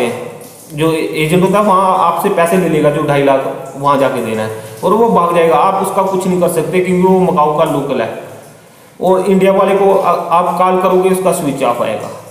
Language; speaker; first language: Hindi; native; Hindi